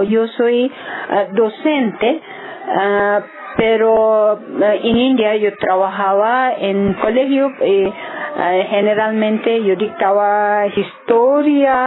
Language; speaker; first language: Spanish; non-native, learner; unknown